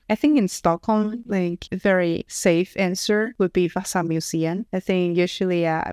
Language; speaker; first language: English; non-native, fluent; Chinese